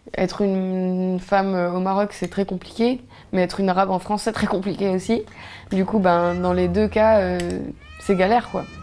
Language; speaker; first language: French; native; French